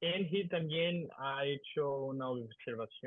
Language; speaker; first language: Spanish; non-native, learner; Portuguese